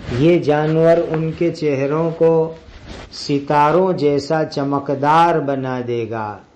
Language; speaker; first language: Urdu; non-native, local second language; Gujarati